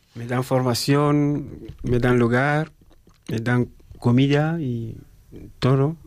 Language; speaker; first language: Spanish; non-native, fluent; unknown